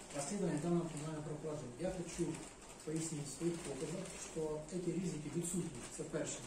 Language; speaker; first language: Ukrainian; non-native, local second language; Russian